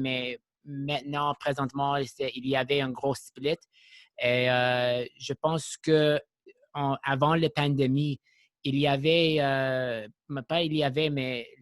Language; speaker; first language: French; non-native, local second language; English